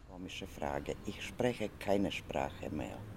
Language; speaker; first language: German; non-native, learner; Croatian